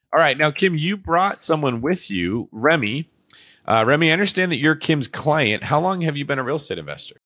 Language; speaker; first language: English; native; English